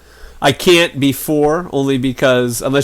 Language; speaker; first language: English; native; English